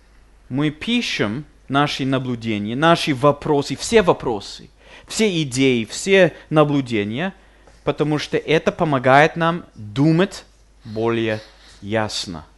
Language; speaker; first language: Russian; non-native, fluent; English